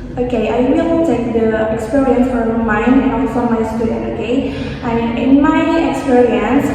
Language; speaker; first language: English; non-native, fluent; Indonesian